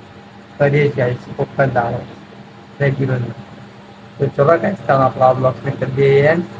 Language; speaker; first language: Hindi; non-native, local second language; Gujarati